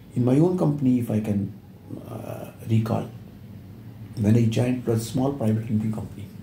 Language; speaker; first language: English; non-native, local second language; Punjabi